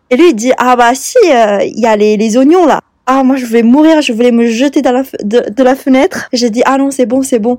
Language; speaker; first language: French; non-native, fluent; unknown